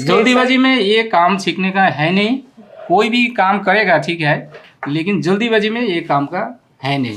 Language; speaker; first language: Hindi; non-native, local second language; Bangla